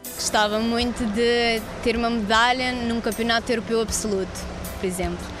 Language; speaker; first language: Portuguese; early bilingual, other home language; Russian